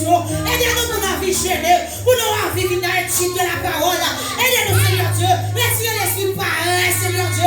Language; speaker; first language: French; non-native, local second language; Haitian Creole